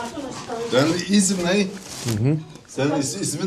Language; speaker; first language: Turkish; native; Turkish